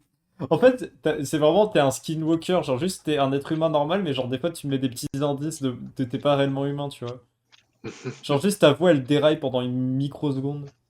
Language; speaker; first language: French; native; French